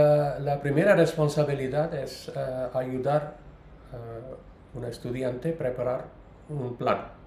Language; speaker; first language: Spanish; non-native, learner; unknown